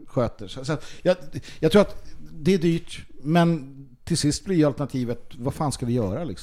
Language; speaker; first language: Swedish; native; Swedish